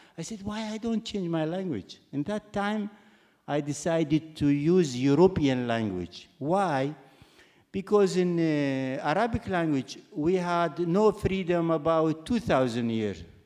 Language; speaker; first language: English; non-native, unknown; Arabic